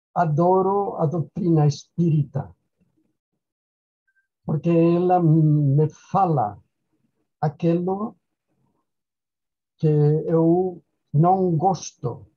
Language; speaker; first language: Portuguese; non-native, fluent; Spanish